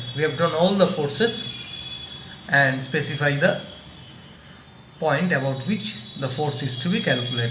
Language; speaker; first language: English; non-native, local second language; Bangla